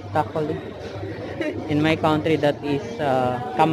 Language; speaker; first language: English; non-native, local second language; Filipino